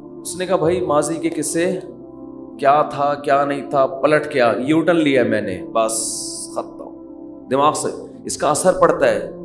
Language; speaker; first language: Urdu; native; Urdu